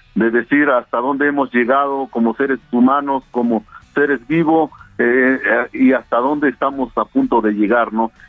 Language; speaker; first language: Spanish; non-native, local second language; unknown